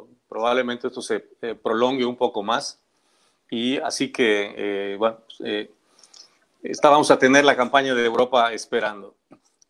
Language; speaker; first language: Spanish; native; Spanish